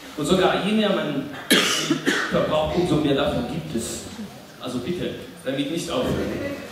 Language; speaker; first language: German; non-native, fluent; French